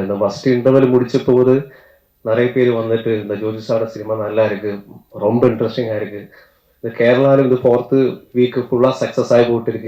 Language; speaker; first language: Tamil; non-native, learner; Malayalam